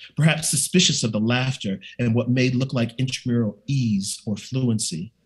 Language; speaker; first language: English; native; English